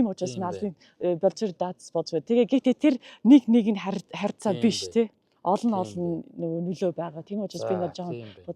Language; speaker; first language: Mongolian; non-native, learner; English